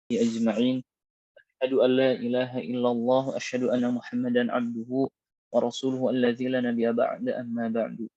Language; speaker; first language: Arabic; non-native, fluent; Indonesian